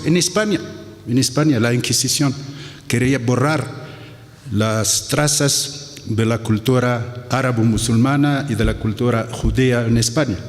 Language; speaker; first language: Spanish; non-native, fluent; Arabic